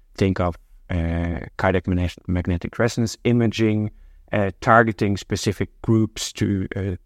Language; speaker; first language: English; non-native, fluent; Norwegian